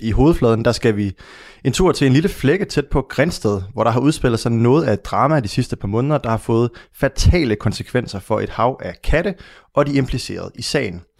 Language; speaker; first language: Danish; native; Danish